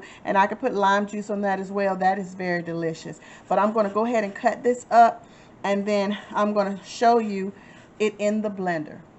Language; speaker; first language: English; native; English